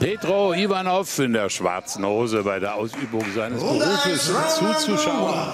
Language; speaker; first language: German; native; German